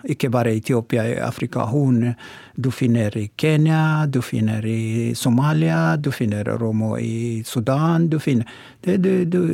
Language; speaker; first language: Norwegian; non-native, learner; Oromo